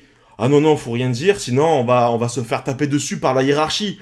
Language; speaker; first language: French; native; French